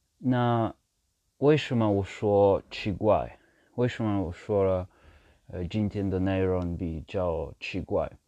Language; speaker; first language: Chinese; non-native, learner; French